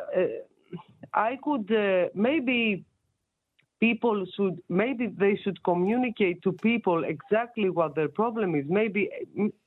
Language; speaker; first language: English; non-native, fluent; Greek